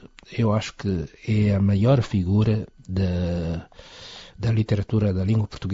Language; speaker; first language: Portuguese; non-native, fluent; Chinese